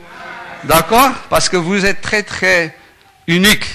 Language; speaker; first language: French; non-native, learner; Afrikaans